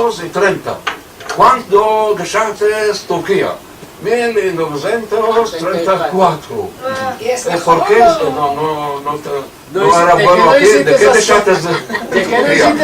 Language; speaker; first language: Spanish; early bilingual, heritage; Ladino